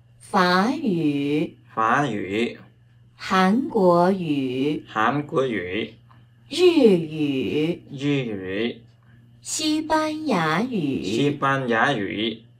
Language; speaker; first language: Chinese; non-native, learner; Vietnamese